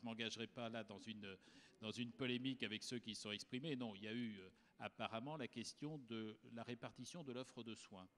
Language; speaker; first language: French; native; French